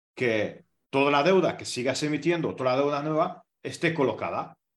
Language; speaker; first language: Spanish; non-native, fluent; Hungarian